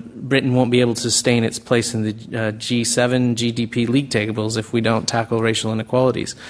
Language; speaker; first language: English; native; English